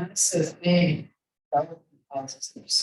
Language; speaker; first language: English; native; English